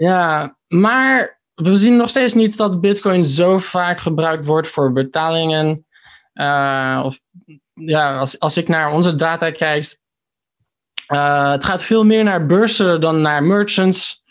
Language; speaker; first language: Dutch; early bilingual, heritage; Dutch